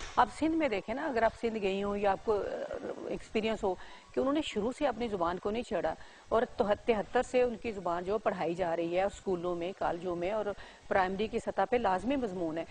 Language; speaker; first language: Urdu; non-native, local second language; Punjabi